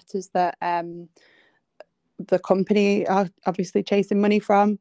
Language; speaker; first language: English; native; English